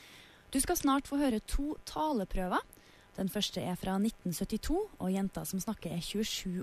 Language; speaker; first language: Norwegian; native; Norwegian